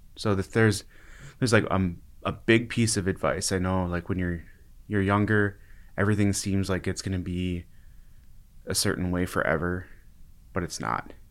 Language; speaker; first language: English; native; English